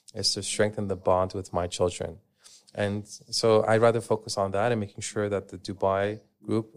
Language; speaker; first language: English; native; English